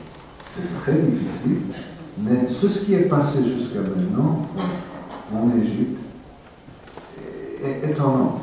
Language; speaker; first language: French; non-native, fluent; English